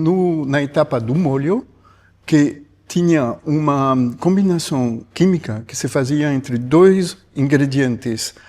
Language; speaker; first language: Portuguese; non-native, fluent; French